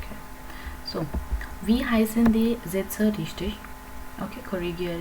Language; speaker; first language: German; non-native, learner; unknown